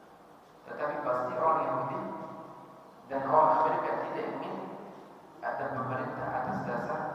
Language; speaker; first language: Indonesian; non-native, fluent; Arabic